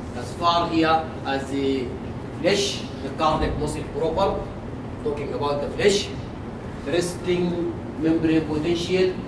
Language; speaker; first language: English; non-native, fluent; Arabic